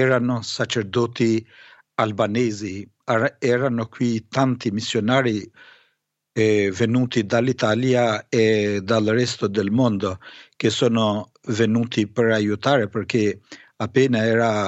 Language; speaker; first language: Italian; non-native, fluent; Albanian